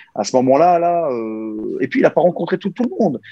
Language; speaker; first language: French; native; French